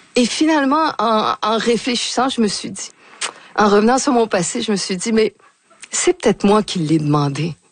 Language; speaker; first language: French; early bilingual, other home language; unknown